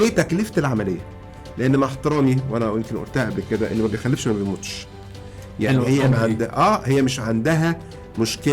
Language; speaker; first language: Arabic; native; Arabic